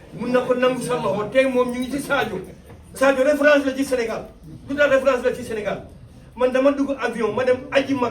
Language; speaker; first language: Wolof; non-native, local second language; Mandingo